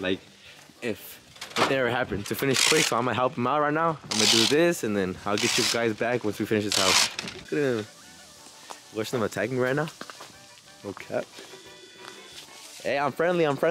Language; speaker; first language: English; early bilingual, other home language; Spanish